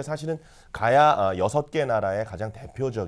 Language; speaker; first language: Korean; native; Korean